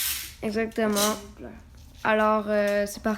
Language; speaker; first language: French; native; French